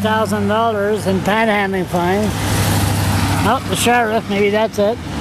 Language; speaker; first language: English; non-native, local second language; French